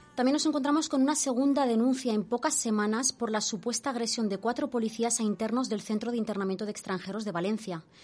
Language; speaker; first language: Spanish; non-native, fluent; Arabic